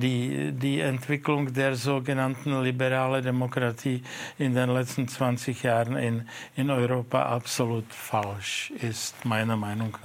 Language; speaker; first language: German; non-native, fluent; Czech